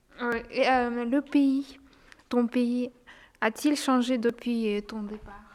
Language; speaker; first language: French; non-native, learner; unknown